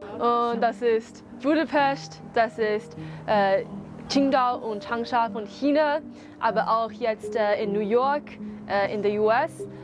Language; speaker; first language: German; non-native, fluent; Chinese